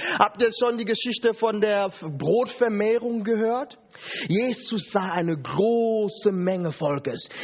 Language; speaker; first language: German; non-native, fluent; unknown